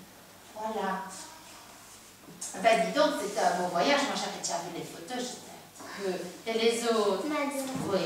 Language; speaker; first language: French; native; French